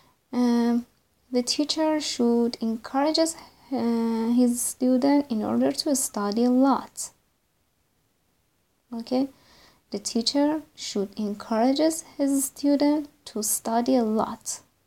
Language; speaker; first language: English; non-native, fluent; Persian